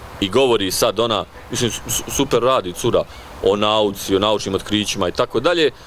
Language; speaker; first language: Bosnian; native; Bosnian